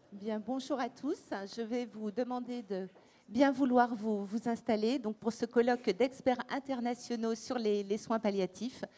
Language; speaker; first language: French; native; French